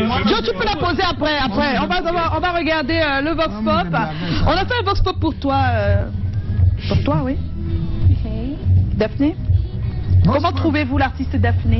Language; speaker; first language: French; native; French